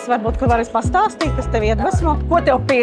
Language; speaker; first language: Latvian; native; Latvian